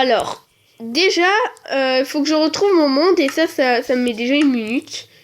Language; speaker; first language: French; native; French